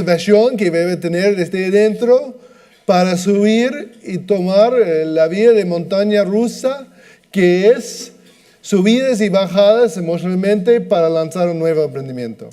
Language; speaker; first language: Spanish; non-native, fluent; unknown